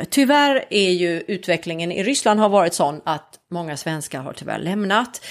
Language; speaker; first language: Swedish; native; Swedish